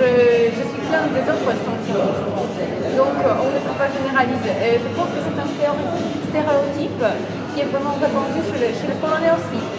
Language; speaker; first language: French; non-native, fluent; Polish